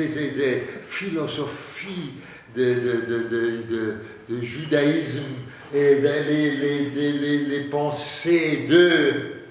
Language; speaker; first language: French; non-native, learner; Hebrew